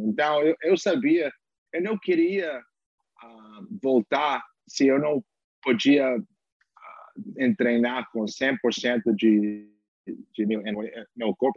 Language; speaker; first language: Portuguese; non-native, learner; English